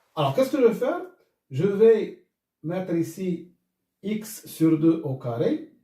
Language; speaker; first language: French; non-native, local second language; Arabic